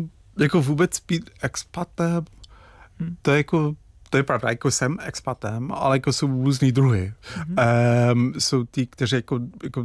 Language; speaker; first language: Czech; non-native, fluent; English